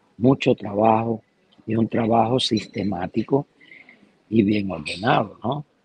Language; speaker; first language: Spanish; native; Spanish